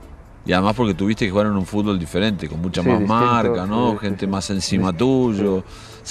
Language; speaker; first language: Spanish; native; Spanish